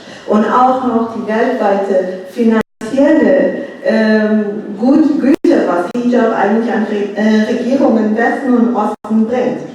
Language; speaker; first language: German; non-native, fluent; Persian